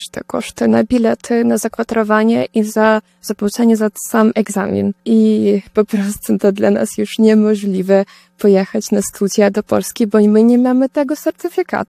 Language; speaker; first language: Polish; early bilingual, heritage; Russian